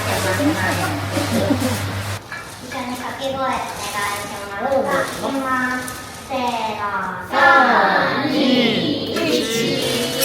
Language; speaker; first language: Japanese; native; Japanese